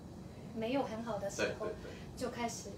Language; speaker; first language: Chinese; non-native, fluent; Japanese